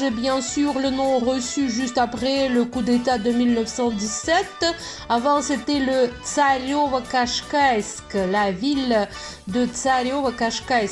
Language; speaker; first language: French; non-native, fluent; Russian